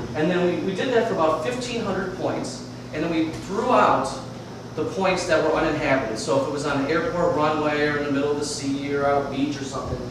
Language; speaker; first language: English; native; English